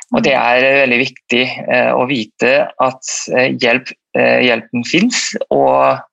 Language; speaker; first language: Norwegian; non-native, fluent; Malay